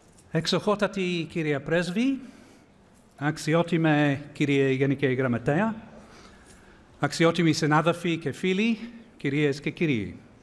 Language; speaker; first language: Greek; non-native, fluent; English